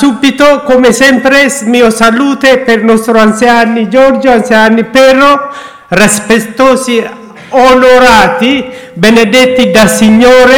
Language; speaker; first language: Italian; non-native, learner; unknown